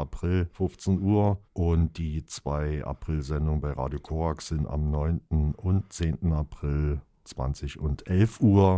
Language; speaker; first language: German; native; German